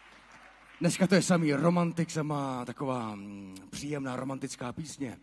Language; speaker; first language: Czech; native; Czech